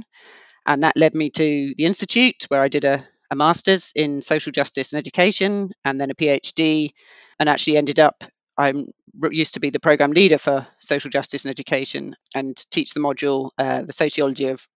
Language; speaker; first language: English; native; English